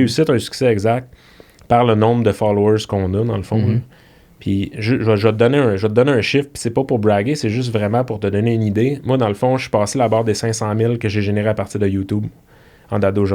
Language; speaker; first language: French; native; French